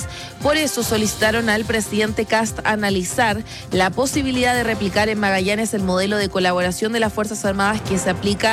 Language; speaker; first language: Spanish; native; Spanish